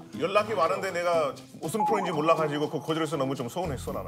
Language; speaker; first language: Korean; non-native, fluent; Hindi